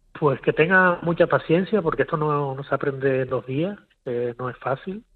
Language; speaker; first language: Spanish; native; Spanish